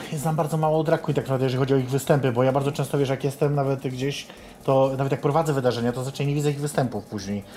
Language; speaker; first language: Polish; native; Polish